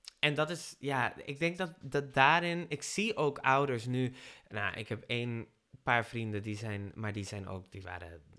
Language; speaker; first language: Dutch; non-native, fluent; Spanish